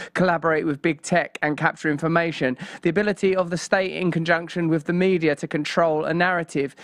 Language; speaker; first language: English; native; English